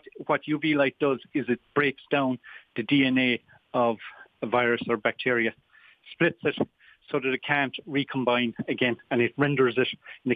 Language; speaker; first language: English; native; English